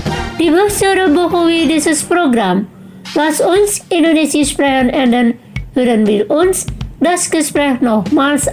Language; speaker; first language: German; non-native, fluent; Indonesian